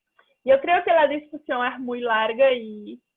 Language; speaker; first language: Spanish; non-native, fluent; Portuguese